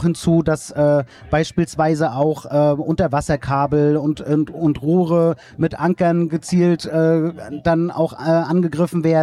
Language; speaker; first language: German; native; German